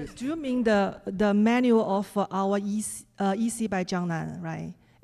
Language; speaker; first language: English; non-native, fluent; Chinese